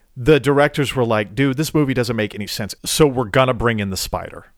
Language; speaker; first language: English; native; English